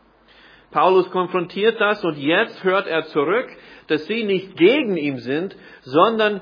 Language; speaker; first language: German; non-native, fluent; English